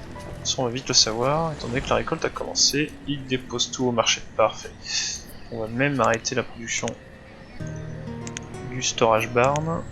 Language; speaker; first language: French; native; French